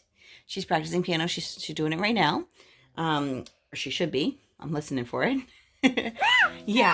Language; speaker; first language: English; native; English